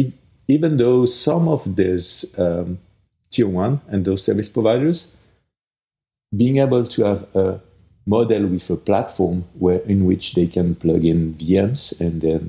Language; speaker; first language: English; non-native, fluent; French